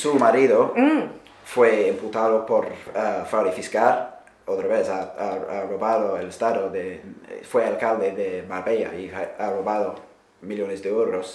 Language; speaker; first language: Spanish; non-native, fluent; English